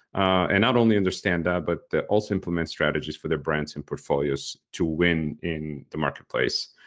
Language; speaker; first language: English; non-native, fluent; Bulgarian